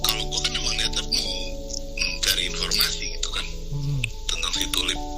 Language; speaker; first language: Indonesian; native; Indonesian